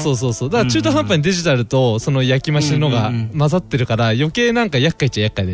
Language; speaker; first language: Japanese; native; Japanese